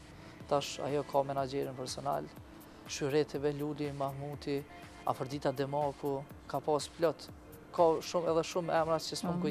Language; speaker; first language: Albanian; native; Albanian